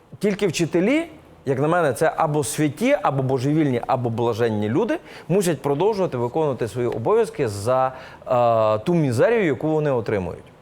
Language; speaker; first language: Ukrainian; native; Ukrainian